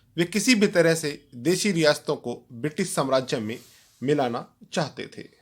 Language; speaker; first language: Hindi; native; Hindi